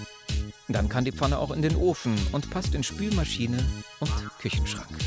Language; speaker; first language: German; native; German